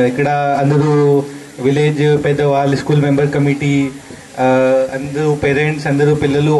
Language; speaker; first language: Telugu; non-native, learner; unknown